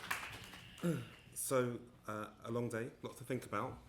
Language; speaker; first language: English; native; English